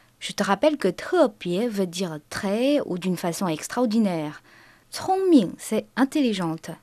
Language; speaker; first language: French; non-native, fluent; Chinese